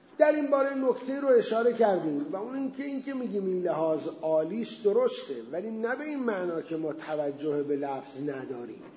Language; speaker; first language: Persian; native; Persian